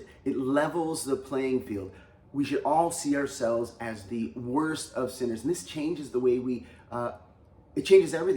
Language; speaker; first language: English; native; English